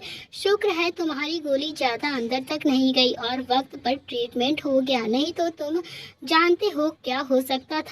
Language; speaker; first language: Hindi; native; Hindi